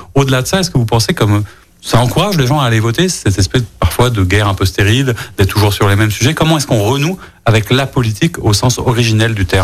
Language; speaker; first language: French; native; French